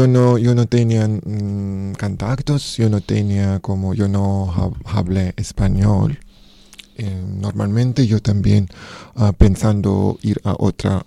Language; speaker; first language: Spanish; non-native, learner; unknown